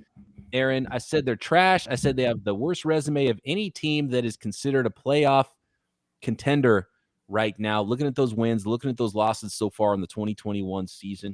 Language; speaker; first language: English; native; English